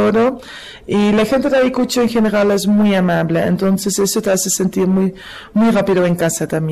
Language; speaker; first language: Spanish; non-native, fluent; Dutch